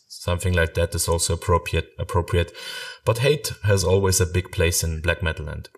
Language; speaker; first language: English; non-native, fluent; German